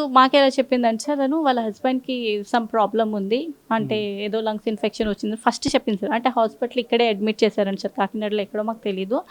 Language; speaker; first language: Telugu; non-native, local second language; Urdu